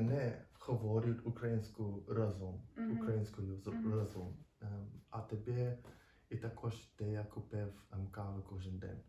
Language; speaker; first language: Ukrainian; non-native, learner; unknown